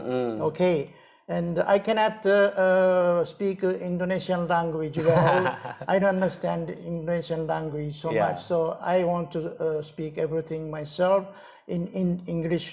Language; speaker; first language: English; non-native, learner; Japanese